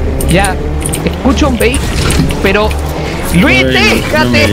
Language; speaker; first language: Spanish; native; Spanish